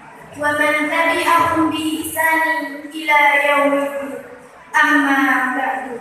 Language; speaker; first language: Arabic; non-native, learner; Madurese